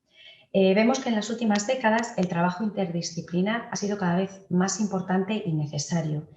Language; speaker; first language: Spanish; native; Spanish